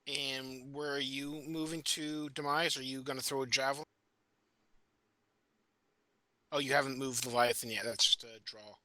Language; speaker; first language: English; native; English